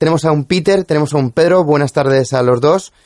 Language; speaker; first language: Spanish; native; Spanish